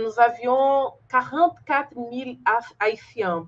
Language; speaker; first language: French; non-native, fluent; Portuguese